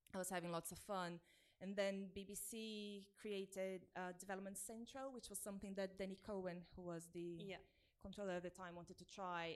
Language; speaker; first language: English; non-native, fluent; Portuguese